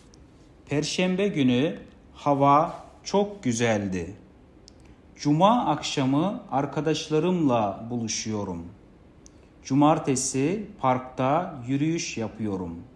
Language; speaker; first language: Turkish; non-native, fluent; Kazakh